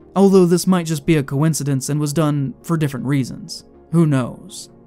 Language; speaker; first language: English; native; English